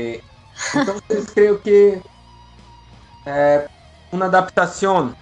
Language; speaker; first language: Spanish; non-native, learner; Portuguese